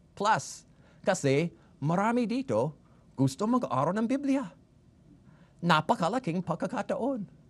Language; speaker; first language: Filipino; non-native, fluent; English